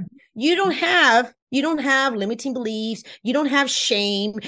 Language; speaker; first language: English; non-native, fluent; Spanish